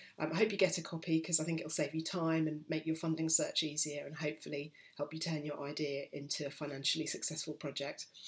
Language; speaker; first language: English; native; English